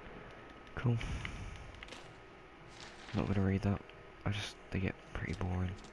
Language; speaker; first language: English; native; English